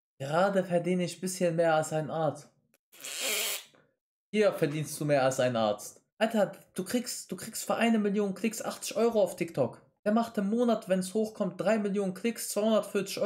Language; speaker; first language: German; native; German